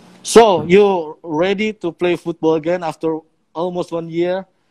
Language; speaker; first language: English; non-native, learner; Indonesian